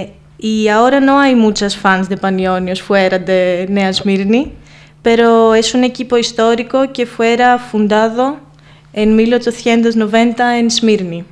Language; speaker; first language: Spanish; non-native, fluent; Greek